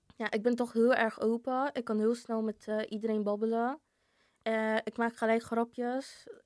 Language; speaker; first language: Dutch; early bilingual, other home language; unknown